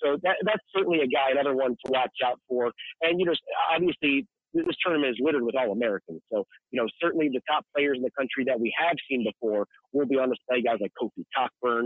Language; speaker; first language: English; native; English